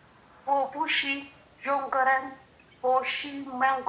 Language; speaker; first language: Chinese; non-native, learner; Amharic